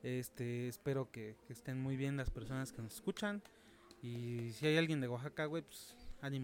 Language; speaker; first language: Spanish; native; Spanish